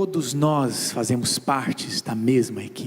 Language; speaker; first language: Portuguese; native; Portuguese